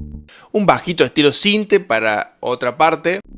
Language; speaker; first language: Spanish; native; Spanish